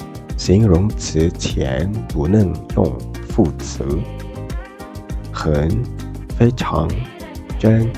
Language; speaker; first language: Chinese; non-native, fluent; Indonesian